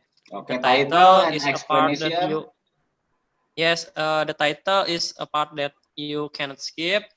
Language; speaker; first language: English; non-native, learner; Indonesian